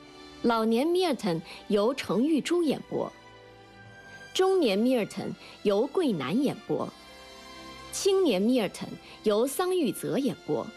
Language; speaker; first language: Chinese; native; Chinese